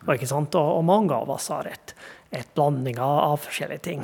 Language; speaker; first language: Norwegian; non-native, fluent; English